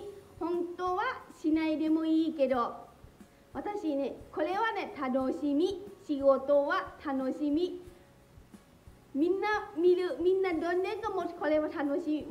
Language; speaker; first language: Japanese; non-native, learner; Lao